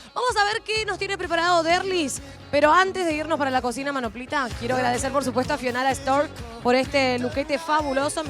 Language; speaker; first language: Spanish; native; Spanish